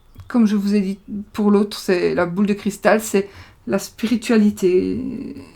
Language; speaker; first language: French; native; French